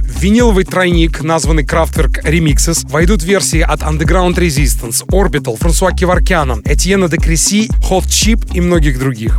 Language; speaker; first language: Russian; native; Russian